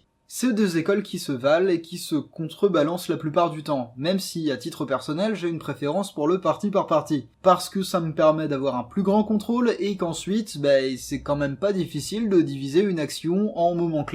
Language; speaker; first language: French; native; French